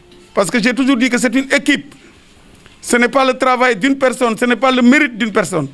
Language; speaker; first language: French; non-native, local second language; Wolof